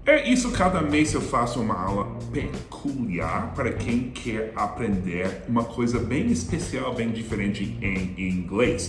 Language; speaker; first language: Portuguese; non-native, fluent; English